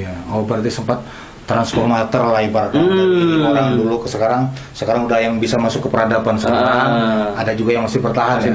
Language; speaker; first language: Malay; native; Malay